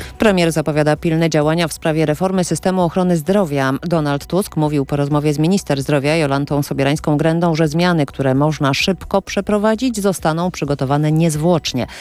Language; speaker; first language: Polish; native; Polish